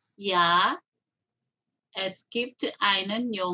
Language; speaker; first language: German; non-native, learner; Korean